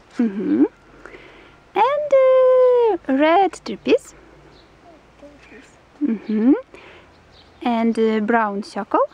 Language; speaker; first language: English; non-native, learner; Russian